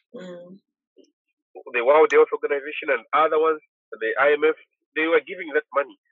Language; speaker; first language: English; non-native, local second language; Bemba